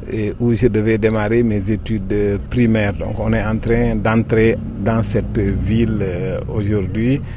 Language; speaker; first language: French; non-native, local second language; Wolof